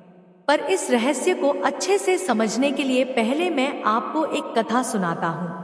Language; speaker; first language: Hindi; native; Hindi